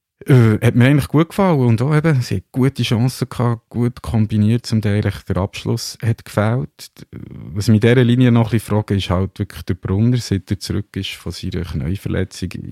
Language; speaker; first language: German; native; German